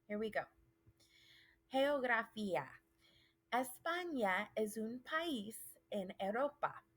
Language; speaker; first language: Spanish; non-native, fluent; English